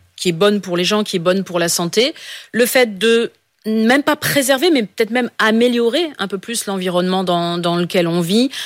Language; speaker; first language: French; native; French